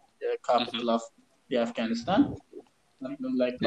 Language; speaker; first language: English; non-native, learner; Persian